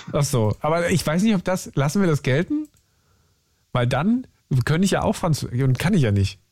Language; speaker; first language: German; native; German